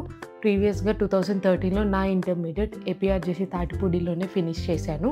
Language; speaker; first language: Telugu; native; Telugu